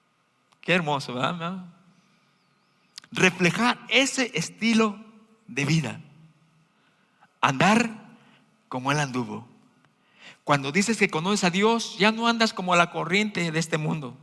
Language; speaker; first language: Spanish; native; Spanish